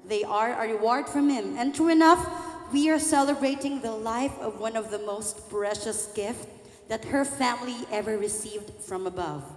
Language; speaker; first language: English; non-native, local second language; Filipino